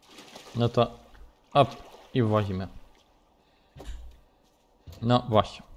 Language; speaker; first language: Polish; native; Polish